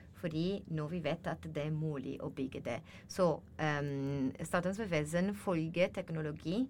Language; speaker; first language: Norwegian; non-native, learner; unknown